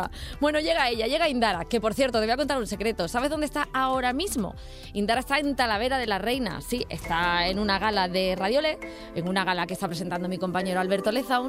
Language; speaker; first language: Spanish; native; Spanish